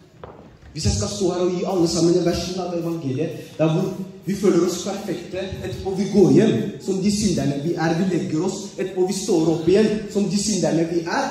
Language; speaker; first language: Norwegian; early bilingual, other home language; Oromo